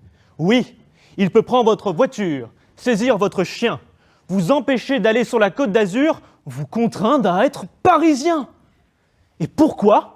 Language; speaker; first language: French; native; French